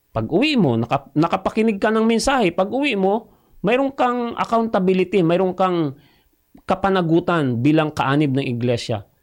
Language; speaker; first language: Filipino; non-native, local second language; Cebuano